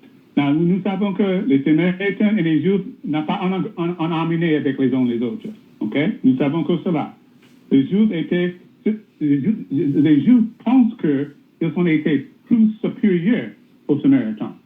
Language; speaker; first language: French; non-native, learner; English